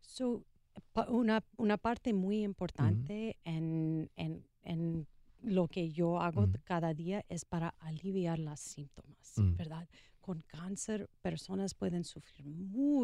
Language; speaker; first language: Spanish; non-native, learner; English